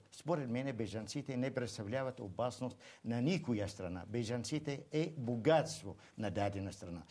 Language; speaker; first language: Bulgarian; non-native, fluent; Arabic